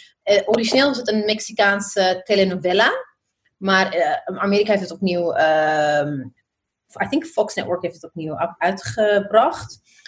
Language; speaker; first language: Dutch; non-native, fluent; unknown